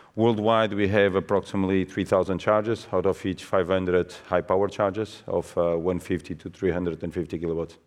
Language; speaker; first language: English; non-native, fluent; Portuguese